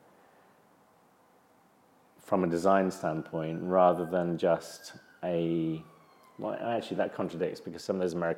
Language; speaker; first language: English; native; English